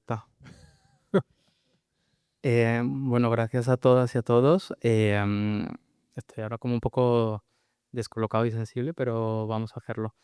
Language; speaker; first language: Spanish; native; Spanish